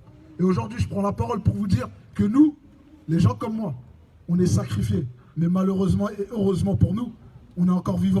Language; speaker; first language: French; native; French